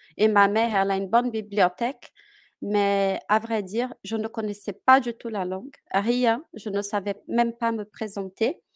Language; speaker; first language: French; non-native, fluent; Portuguese